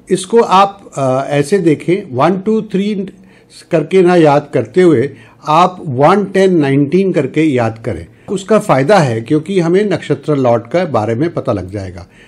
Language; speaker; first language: Hindi; native; Hindi